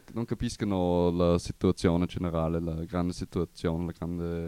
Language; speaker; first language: Italian; non-native, learner; German